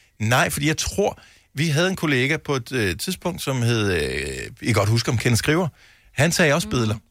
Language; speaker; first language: Danish; native; Danish